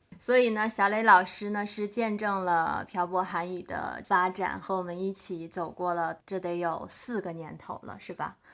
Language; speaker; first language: Chinese; native; Chinese